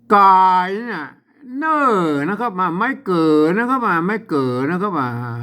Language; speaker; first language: Thai; native; Thai